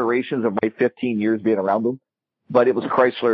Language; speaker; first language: English; native; English